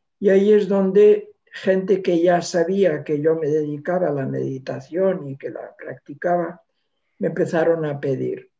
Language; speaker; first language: Spanish; non-native, local second language; Catalan